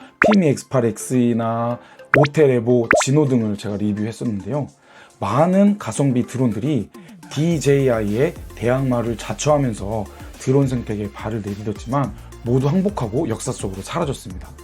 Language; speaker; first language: Korean; native; Korean